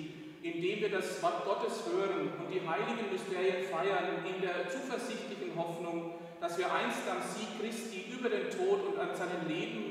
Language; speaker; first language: German; native; German